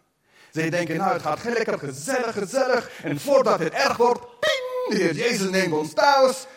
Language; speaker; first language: Dutch; non-native, fluent; English